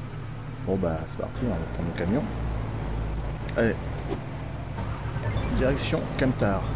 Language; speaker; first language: French; native; French